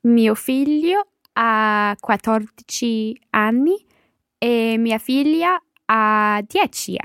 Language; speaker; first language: Italian; non-native, learner; English